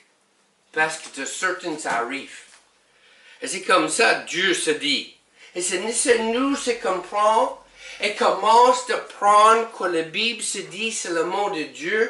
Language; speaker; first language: French; non-native, learner; English